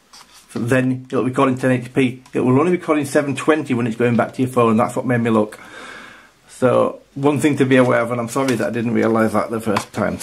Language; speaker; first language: English; native; English